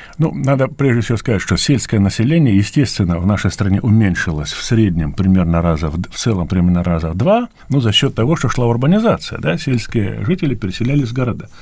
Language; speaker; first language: Russian; native; Russian